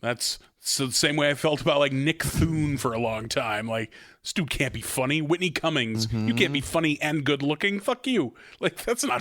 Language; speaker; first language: English; native; English